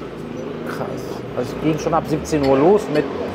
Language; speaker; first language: German; native; German